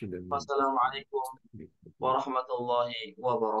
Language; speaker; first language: Arabic; non-native, fluent; Indonesian